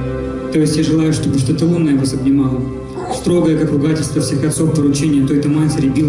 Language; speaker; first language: Russian; native; Russian